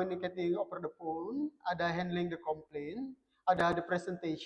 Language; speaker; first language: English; non-native, fluent; Indonesian